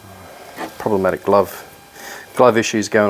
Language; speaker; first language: English; native; English